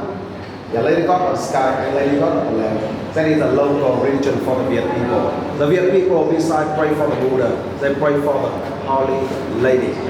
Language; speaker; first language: English; non-native, fluent; Vietnamese